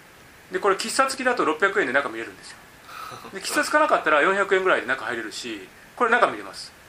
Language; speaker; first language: Japanese; native; Japanese